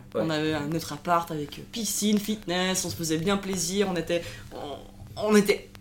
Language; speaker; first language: French; native; French